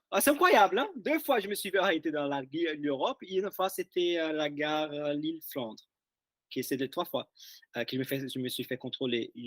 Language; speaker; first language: French; non-native, fluent; Portuguese